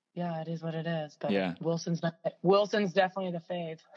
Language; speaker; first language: English; native; English